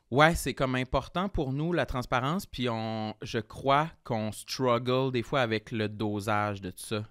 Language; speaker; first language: French; native; French